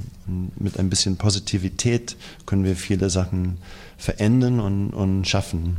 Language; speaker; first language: German; non-native, fluent; English